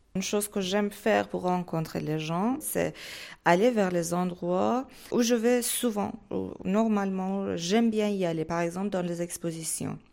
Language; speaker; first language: French; non-native, fluent; Persian